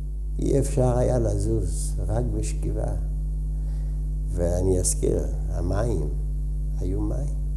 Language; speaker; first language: Hebrew; non-native, fluent; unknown